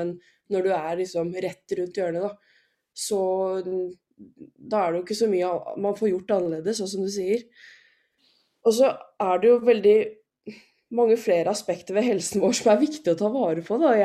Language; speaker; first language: Norwegian; native; Norwegian